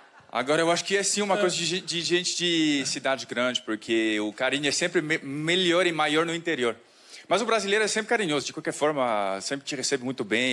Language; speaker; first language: Portuguese; non-native, fluent; French